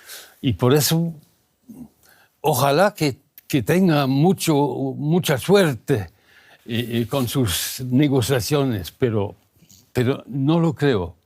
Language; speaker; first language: Spanish; non-native, fluent; German